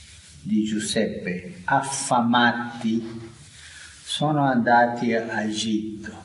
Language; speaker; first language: Italian; non-native, fluent; Spanish